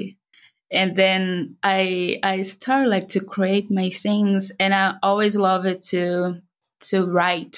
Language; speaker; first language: English; non-native, fluent; Portuguese